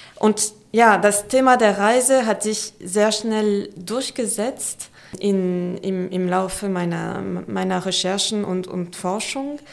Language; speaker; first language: German; non-native, fluent; French